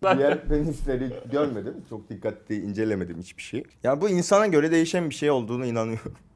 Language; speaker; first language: Turkish; non-native, fluent; Korean